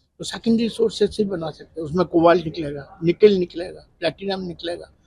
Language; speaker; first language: Hindi; native; Hindi